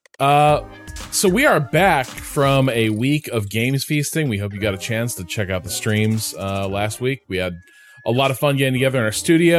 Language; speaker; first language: English; native; English